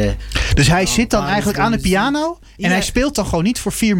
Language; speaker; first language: Dutch; native; Dutch